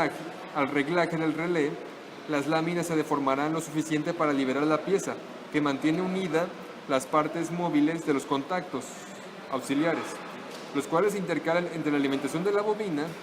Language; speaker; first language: Spanish; native; Spanish